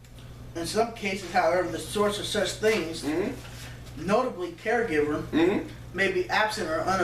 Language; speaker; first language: English; native; English